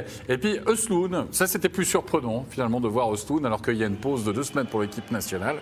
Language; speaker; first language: French; native; French